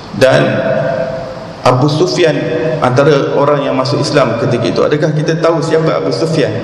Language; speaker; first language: Malay; native; Malay